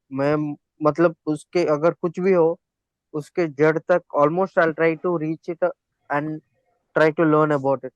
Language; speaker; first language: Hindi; non-native, local second language; Kannada